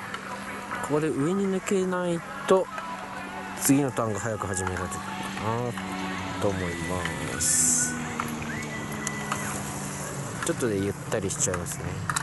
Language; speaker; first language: Japanese; native; Japanese